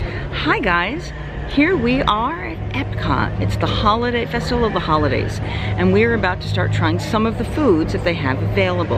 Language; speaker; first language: English; native; English